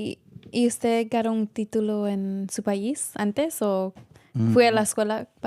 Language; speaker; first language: Spanish; early bilingual, heritage; Spanish